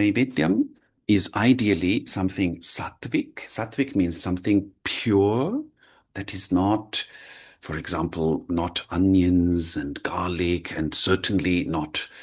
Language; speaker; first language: English; non-native, fluent; German